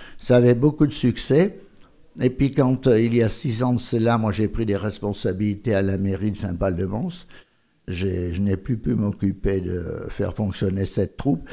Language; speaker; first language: French; native; French